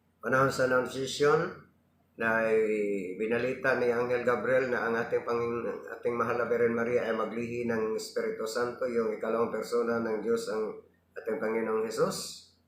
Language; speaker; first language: Filipino; non-native, local second language; Cebuano